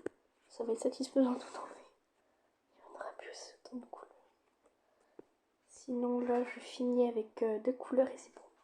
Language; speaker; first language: French; native; French